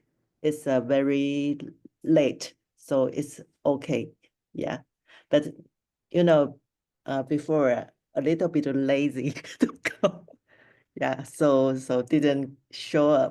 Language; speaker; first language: English; non-native, local second language; Chinese